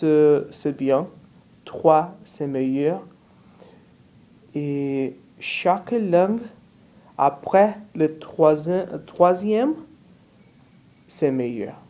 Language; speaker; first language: French; non-native, learner; Portuguese